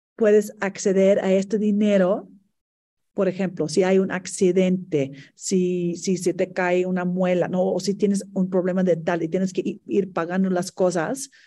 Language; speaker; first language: Spanish; non-native, fluent; English